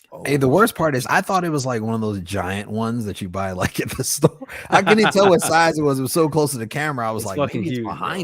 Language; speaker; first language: English; native; English